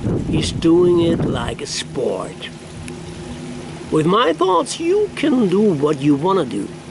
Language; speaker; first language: English; non-native, learner; German